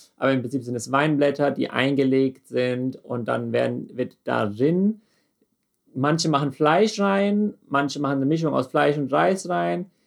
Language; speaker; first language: German; native; German